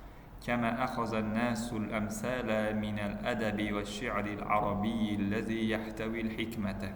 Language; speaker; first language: Arabic; non-native, fluent; Uzbek